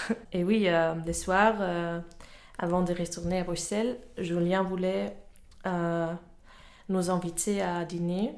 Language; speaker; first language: French; non-native, fluent; German